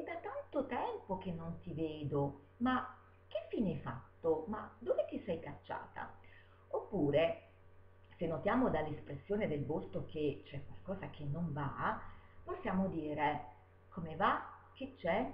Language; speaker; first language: Italian; native; Italian